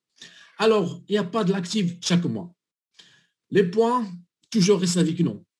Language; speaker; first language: French; non-native, learner; Arabic